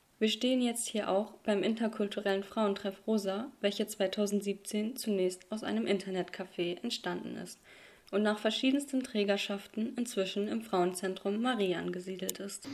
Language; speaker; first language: German; native; German